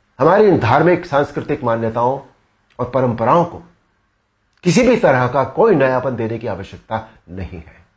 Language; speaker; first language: Hindi; native; Hindi